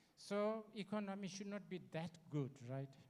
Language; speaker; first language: English; non-native, learner; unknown